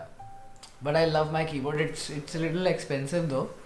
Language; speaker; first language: English; non-native, local second language; Hindi